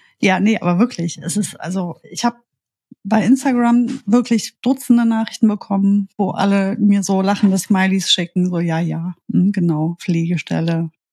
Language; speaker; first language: German; native; German